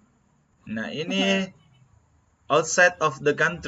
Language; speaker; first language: English; non-native, learner; Indonesian